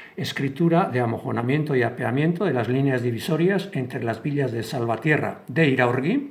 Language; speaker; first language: Spanish; non-native, local second language; Basque